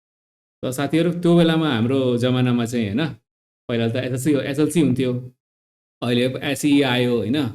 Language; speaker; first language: Nepali; native; Nepali